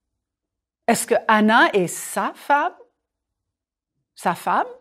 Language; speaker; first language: French; non-native, fluent; English